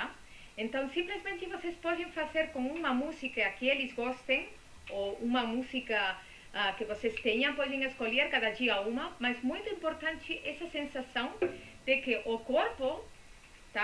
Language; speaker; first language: Portuguese; non-native, fluent; Spanish